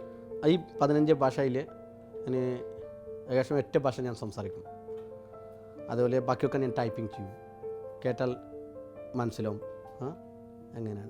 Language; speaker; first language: Malayalam; non-native, local second language; Assamese